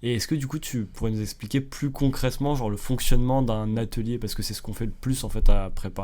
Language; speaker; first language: French; native; French